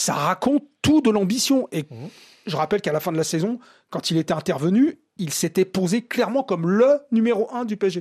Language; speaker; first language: French; native; French